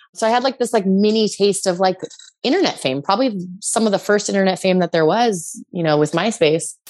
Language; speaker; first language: English; native; English